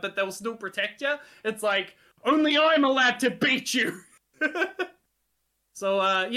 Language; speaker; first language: English; non-native, local second language; Hungarian